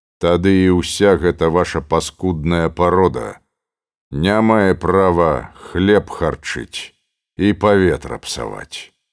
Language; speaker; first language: Belarusian; native; Belarusian